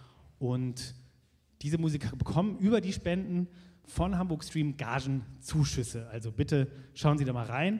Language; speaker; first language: German; native; German